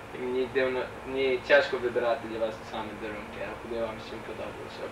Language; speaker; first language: Ukrainian; early bilingual, heritage; Ukrainian